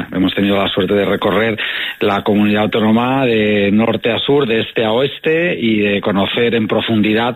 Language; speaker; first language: Spanish; native; Spanish